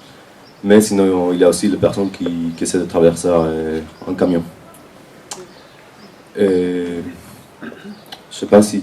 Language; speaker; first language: French; non-native, fluent; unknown